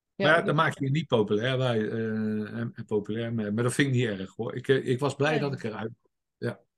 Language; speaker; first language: Dutch; native; Dutch